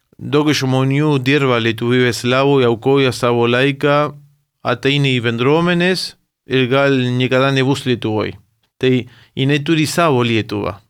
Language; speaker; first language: Lithuanian; early bilingual, heritage; Lithuanian